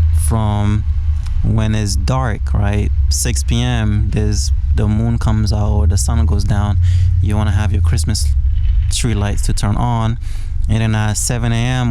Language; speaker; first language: English; native; English